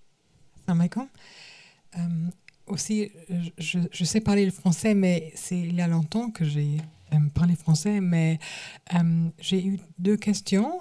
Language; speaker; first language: French; non-native, learner; German